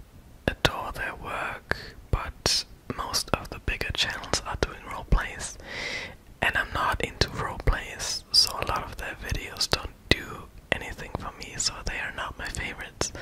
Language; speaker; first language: English; non-native, fluent; German